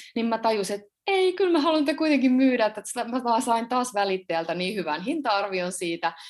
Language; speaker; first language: Finnish; native; Finnish